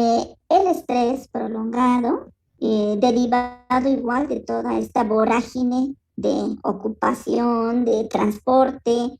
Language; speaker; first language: Spanish; native; Spanish